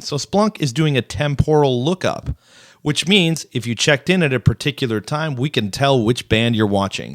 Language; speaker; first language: English; native; English